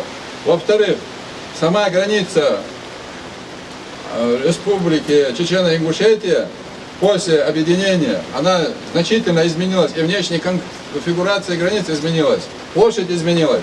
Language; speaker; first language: Russian; non-native, local second language; Ingush